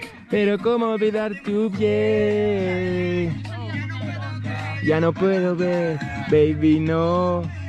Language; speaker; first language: Spanish; non-native, learner; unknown